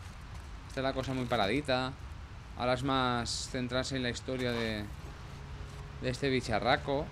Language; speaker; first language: Spanish; native; Spanish